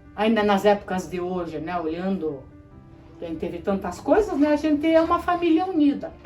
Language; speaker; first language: Portuguese; early bilingual, other home language; Polish